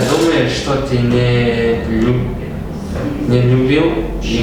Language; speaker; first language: Russian; non-native, local second language; Kazakh